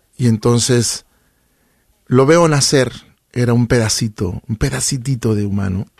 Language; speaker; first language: Spanish; native; Spanish